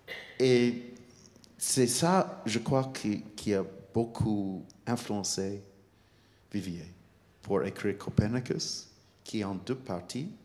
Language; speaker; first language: French; non-native, fluent; English